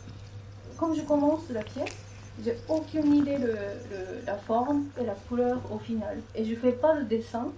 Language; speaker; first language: French; non-native, fluent; Japanese